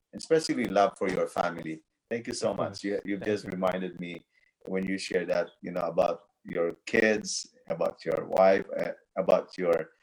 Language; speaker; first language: English; non-native, local second language; Cebuano